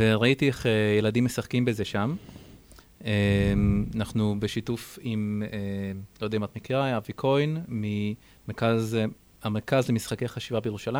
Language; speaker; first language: Hebrew; native; Hebrew